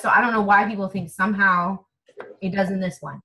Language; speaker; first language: English; native; English